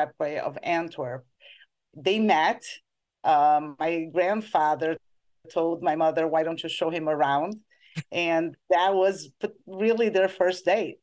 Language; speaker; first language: English; non-native, fluent; Portuguese